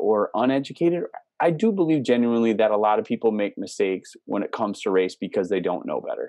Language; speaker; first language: English; native; English